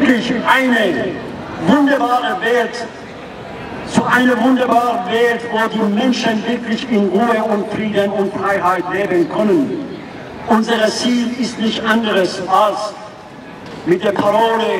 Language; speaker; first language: German; non-native, fluent; Persian